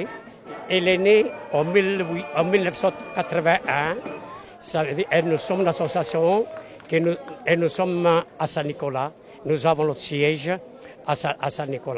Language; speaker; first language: French; non-native, fluent; Italian